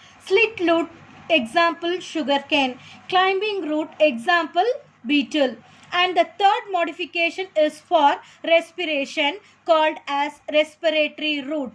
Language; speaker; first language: English; non-native, local second language; Tamil